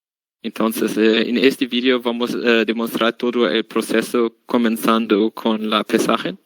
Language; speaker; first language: Spanish; non-native, learner; German